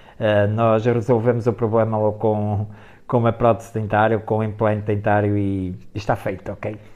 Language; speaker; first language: Portuguese; native; Portuguese